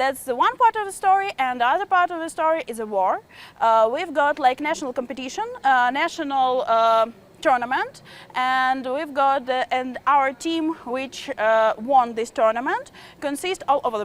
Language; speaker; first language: English; non-native, fluent; Ukrainian